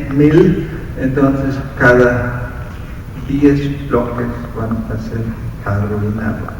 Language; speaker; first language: Spanish; non-native, fluent; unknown